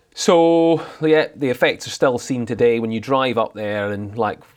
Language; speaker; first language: English; native; English